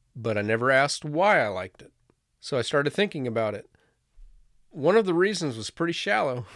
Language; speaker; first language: English; native; English